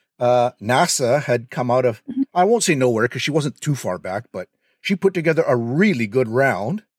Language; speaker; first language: English; native; English